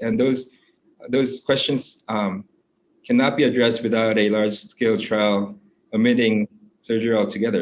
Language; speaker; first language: English; non-native, fluent; Korean